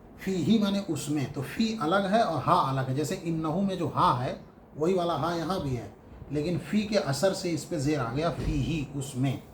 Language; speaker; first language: Urdu; native; Urdu